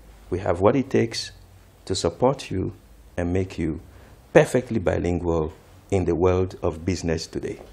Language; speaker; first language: English; non-native, fluent; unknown